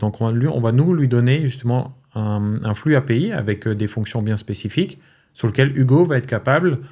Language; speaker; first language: French; native; French